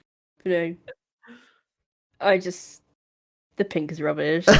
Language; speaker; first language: English; native; English